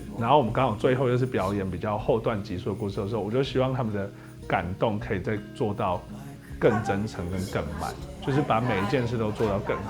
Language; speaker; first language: Chinese; native; Chinese